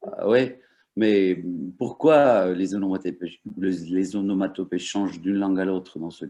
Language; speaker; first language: French; non-native, fluent; Turkish